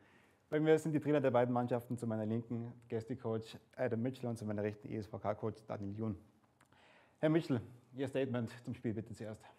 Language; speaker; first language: German; native; German